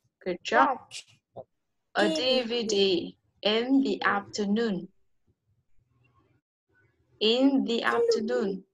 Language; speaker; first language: English; non-native, learner; Vietnamese